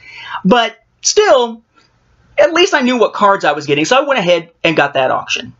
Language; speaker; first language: English; native; English